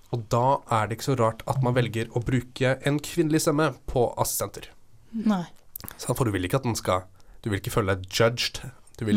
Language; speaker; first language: Norwegian; native; Norwegian